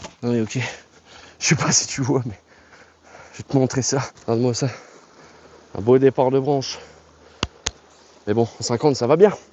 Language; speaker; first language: French; native; French